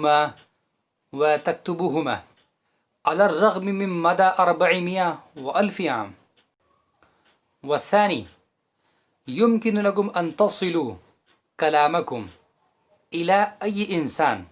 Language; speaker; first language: Arabic; non-native, fluent; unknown